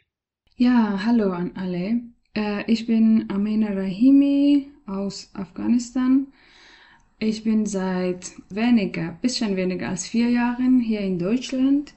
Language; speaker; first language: German; non-native, learner; Persian